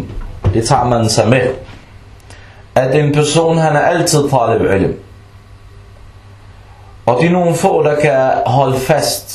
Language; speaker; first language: Danish; early bilingual, other home language; Arabic